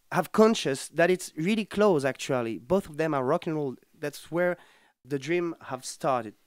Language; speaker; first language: English; non-native, fluent; French